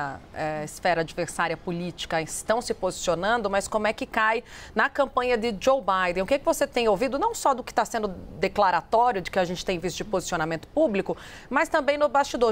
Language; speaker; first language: Portuguese; native; Portuguese